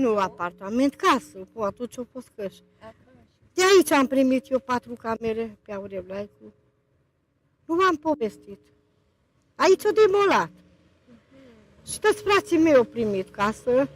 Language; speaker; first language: Romanian; non-native, local second language; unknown